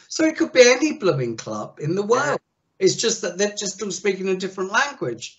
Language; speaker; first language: English; native; English